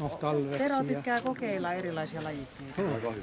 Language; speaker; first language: Finnish; native; Finnish